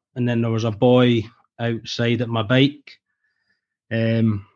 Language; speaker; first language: English; native; English